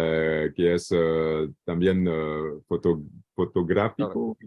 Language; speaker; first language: Spanish; non-native, learner; English